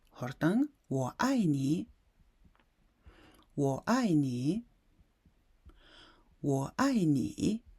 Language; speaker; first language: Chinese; non-native, fluent; Mongolian